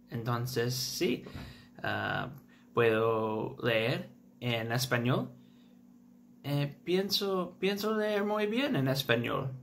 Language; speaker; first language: Spanish; non-native, learner; English